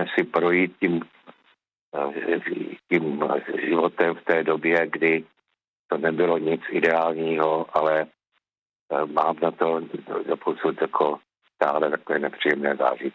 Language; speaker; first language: Czech; native; Czech